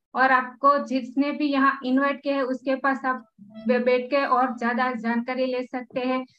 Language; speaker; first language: Hindi; non-native, local second language; Gujarati